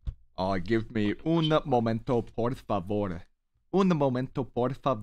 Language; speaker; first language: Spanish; non-native, learner; English